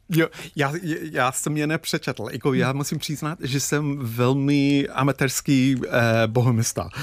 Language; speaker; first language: Czech; non-native, fluent; English